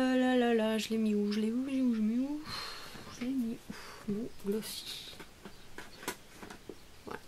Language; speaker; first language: French; native; French